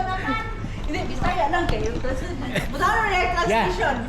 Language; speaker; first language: Filipino; non-native, local second language; Cebuano